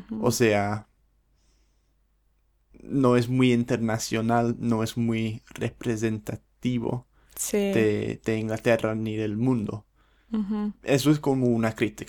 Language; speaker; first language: Spanish; non-native, fluent; English